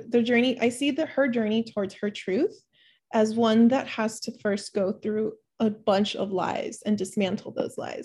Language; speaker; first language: English; early bilingual, other home language; Spanish